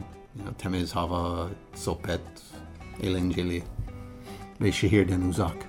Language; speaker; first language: Turkish; non-native, learner; English